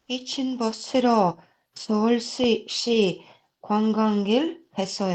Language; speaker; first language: Korean; non-native, learner; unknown